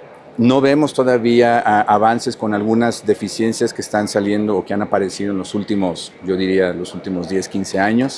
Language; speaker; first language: Spanish; native; Spanish